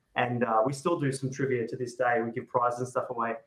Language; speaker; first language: English; native; English